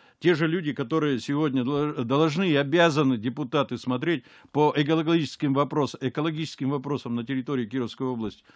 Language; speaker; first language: Russian; native; Russian